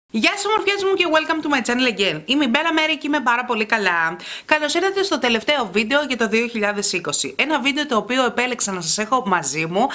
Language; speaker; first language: Greek; early bilingual, heritage; Greek